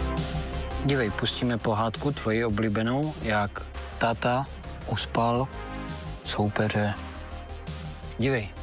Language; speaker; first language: Czech; native; Czech